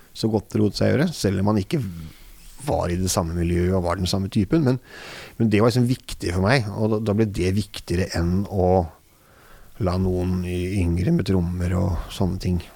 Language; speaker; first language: Norwegian; native; Norwegian